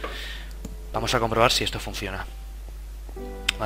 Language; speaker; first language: Spanish; native; Spanish